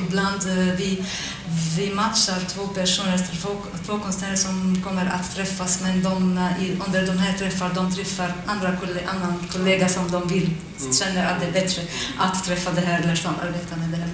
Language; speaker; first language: Swedish; non-native, fluent; Arabic